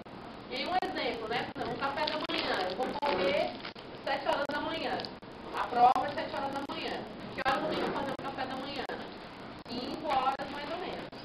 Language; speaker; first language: Portuguese; native; Portuguese